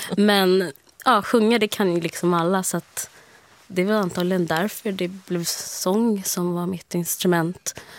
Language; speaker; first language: Swedish; early bilingual, heritage; Swedish